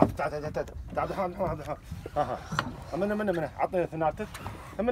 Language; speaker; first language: Arabic; native; Arabic